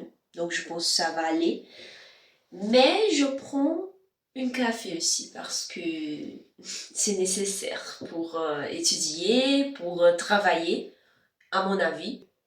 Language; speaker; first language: French; non-native, learner; Spanish